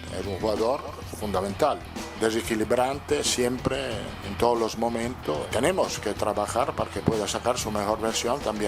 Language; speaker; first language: Spanish; non-native, fluent; Italian